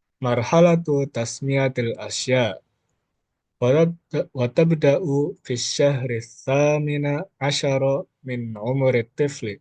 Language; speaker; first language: Arabic; non-native, learner; Indonesian